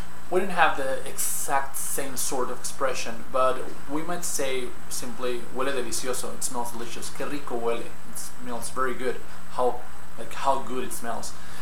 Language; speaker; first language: English; non-native, fluent; Spanish